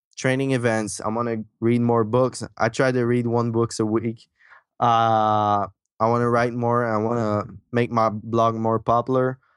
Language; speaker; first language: English; non-native, fluent; French